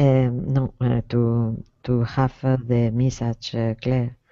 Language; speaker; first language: English; non-native, learner; Spanish